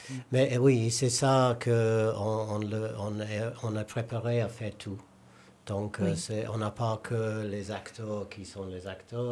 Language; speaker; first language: French; non-native, learner; English